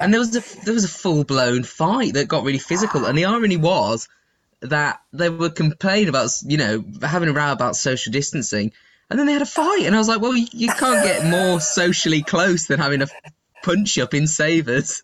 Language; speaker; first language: English; native; English